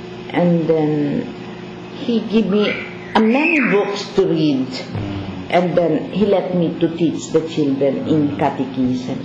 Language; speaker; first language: English; non-native, local second language; Filipino